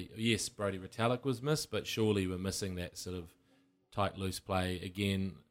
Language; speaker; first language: English; native; English